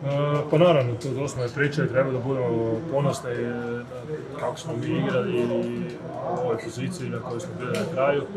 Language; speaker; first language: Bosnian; non-native, fluent; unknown